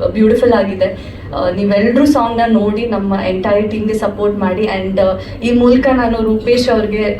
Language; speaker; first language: Kannada; non-native, local second language; Tulu